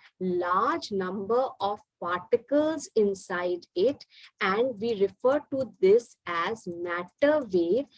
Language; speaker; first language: English; non-native, local second language; Hindi